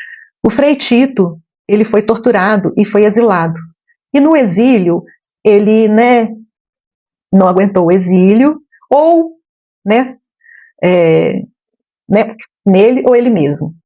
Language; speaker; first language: Portuguese; native; Portuguese